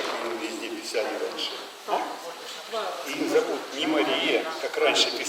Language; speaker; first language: Russian; native; Russian